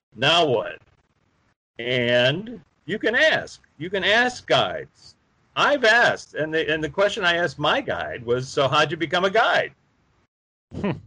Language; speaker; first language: English; native; English